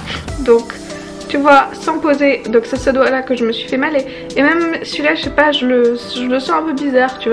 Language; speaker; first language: French; native; French